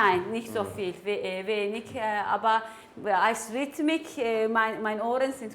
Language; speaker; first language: German; non-native, learner; Turkish